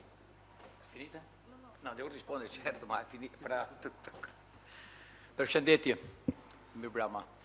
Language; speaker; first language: Italian; non-native, fluent; Portuguese